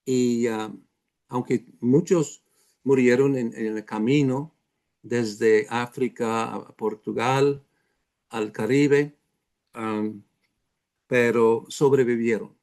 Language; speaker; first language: Spanish; non-native, fluent; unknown